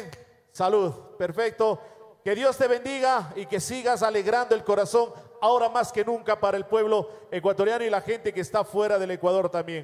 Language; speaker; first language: Spanish; native; Spanish